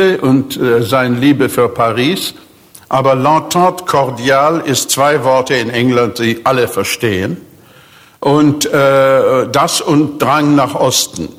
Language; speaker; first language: German; non-native, fluent; English